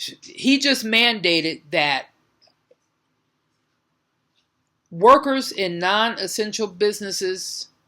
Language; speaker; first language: English; native; English